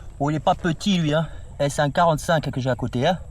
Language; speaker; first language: French; native; French